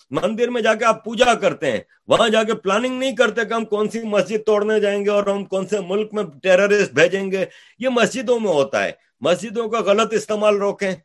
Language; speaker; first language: Urdu; native; Urdu